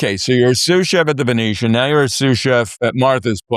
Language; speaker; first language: English; native; English